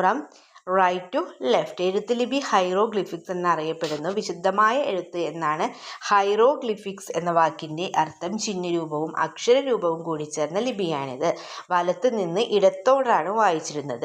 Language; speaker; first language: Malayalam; native; Malayalam